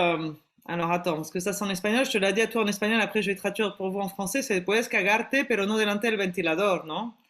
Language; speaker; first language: French; native; French